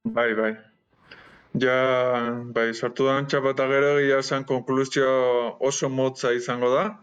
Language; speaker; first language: Basque; non-native, local second language; Spanish